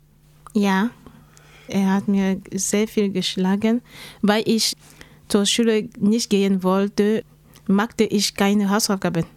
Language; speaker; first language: German; non-native, learner; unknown